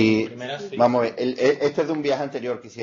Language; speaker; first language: Spanish; native; Spanish